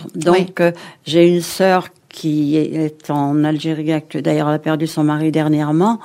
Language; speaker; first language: French; early bilingual, other home language; Kabyle